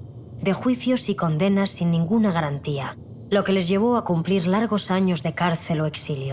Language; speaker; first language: Spanish; native; Spanish